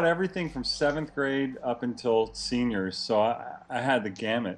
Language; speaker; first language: English; native; English